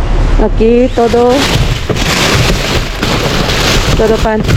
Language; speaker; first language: Spanish; non-native, learner; Filipino